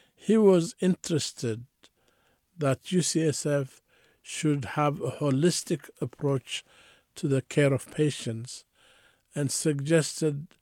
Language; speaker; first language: English; non-native, fluent; Tigrinya